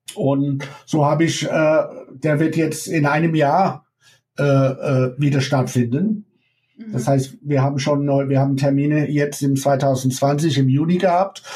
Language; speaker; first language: German; non-native, fluent; English